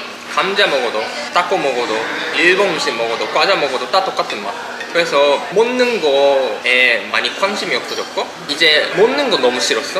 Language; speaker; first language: Korean; non-native, fluent; Japanese